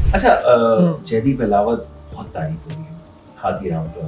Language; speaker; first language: Hindi; native; Hindi